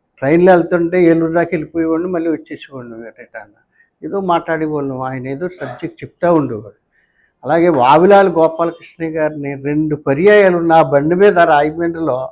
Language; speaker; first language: Telugu; native; Telugu